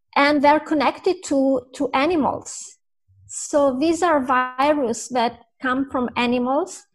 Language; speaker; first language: English; non-native, fluent; Italian